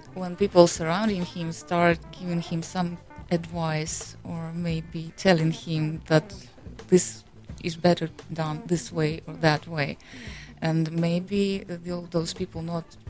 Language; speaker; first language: English; non-native, fluent; Russian